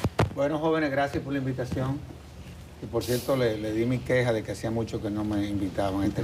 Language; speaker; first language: Spanish; native; Spanish